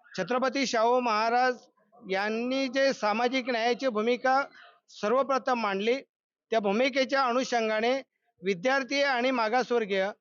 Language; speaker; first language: Marathi; native; Marathi